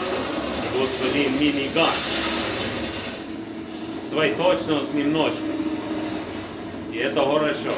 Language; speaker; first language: Russian; non-native, learner; English